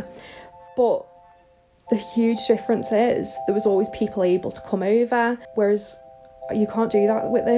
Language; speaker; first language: English; native; English